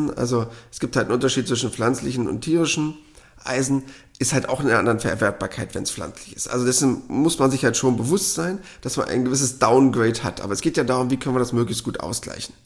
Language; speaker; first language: German; native; German